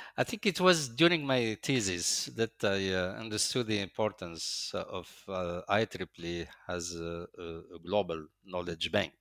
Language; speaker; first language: English; non-native, fluent; Arabic